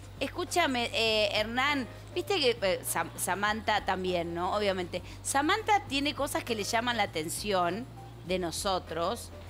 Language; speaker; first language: Spanish; native; Spanish